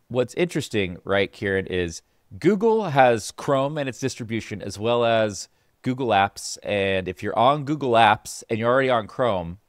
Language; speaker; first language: English; native; English